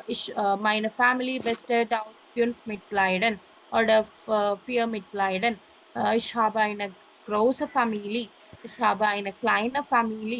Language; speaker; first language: German; non-native, learner; Malayalam